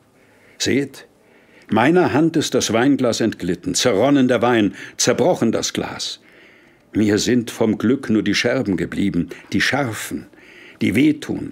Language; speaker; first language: German; native; German